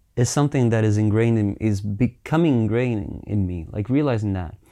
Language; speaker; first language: English; early bilingual, heritage; Finnish